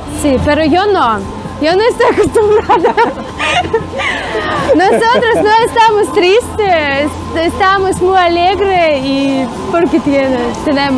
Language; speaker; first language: Spanish; non-native, learner; Russian